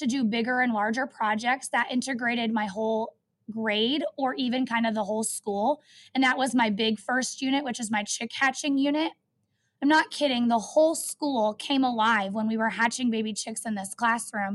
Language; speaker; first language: English; native; English